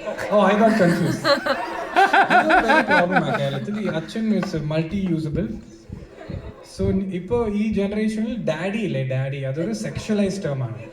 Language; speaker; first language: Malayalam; non-native, learner; English